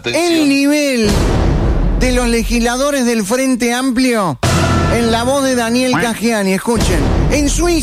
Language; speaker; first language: Spanish; native; Spanish